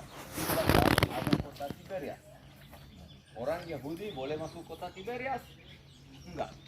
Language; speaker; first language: Indonesian; non-native, fluent; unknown